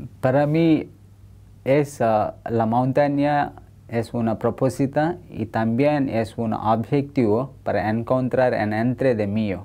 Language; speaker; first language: Spanish; non-native, learner; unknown